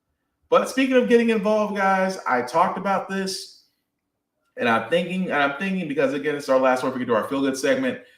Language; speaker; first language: English; native; English